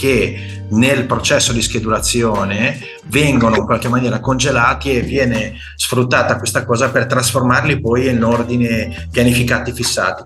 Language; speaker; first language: Italian; native; Italian